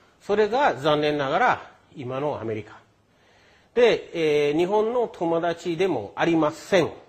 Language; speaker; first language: Japanese; non-native, fluent; English